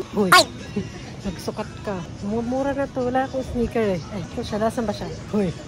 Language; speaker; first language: Filipino; native; Filipino